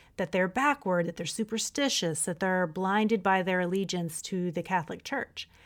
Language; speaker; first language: English; native; English